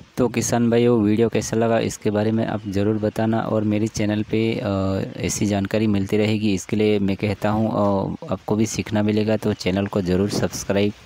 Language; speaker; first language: Hindi; native; Hindi